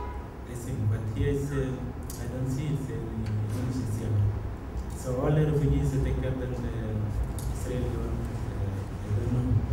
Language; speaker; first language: English; non-native, learner; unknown